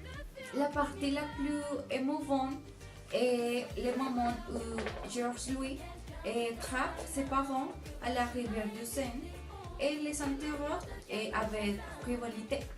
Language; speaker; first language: French; non-native, fluent; Spanish